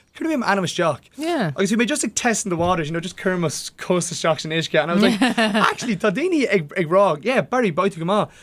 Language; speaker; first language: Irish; non-native, local second language; English